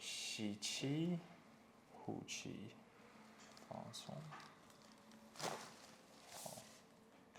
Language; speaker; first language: Chinese; non-native, fluent; English